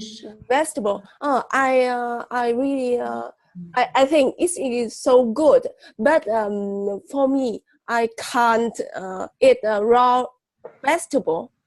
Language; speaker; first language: English; non-native, learner; Vietnamese